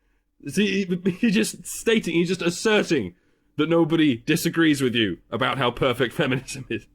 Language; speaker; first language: English; native; English